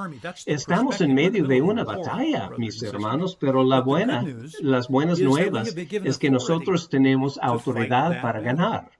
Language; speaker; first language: Spanish; non-native, fluent; English